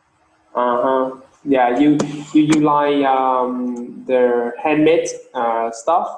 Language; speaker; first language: English; non-native, learner; Vietnamese